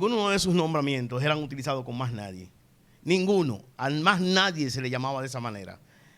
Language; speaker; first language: Spanish; native; Spanish